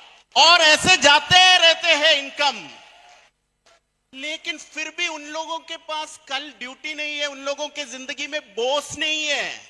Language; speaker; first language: Hindi; non-native, fluent; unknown